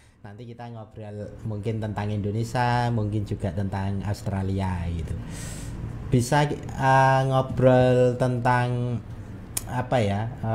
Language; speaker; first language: Indonesian; native; Indonesian